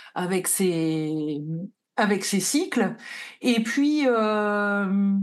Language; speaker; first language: French; native; French